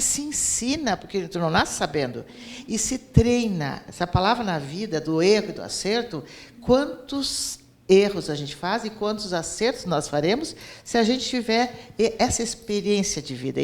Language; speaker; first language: Portuguese; native; Portuguese